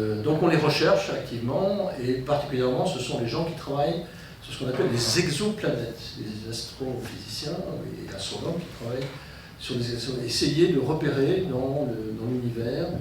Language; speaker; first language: French; native; French